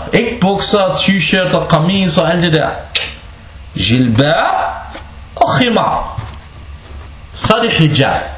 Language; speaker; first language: Danish; early bilingual, other home language; Bosnian